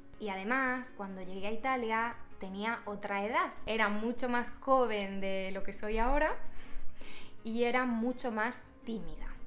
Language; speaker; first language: Spanish; native; Spanish